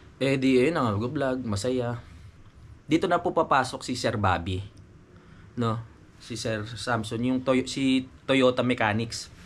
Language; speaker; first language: Filipino; native; Filipino